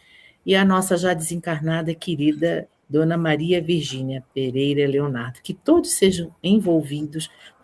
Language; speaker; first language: Portuguese; native; Portuguese